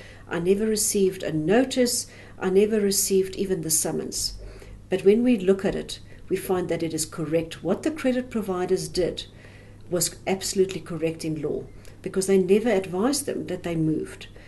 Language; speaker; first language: English; native; English